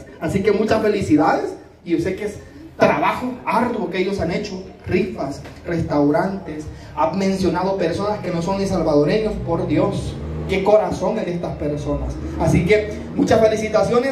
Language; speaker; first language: Spanish; native; Spanish